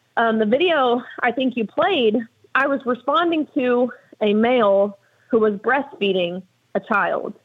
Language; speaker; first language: English; native; English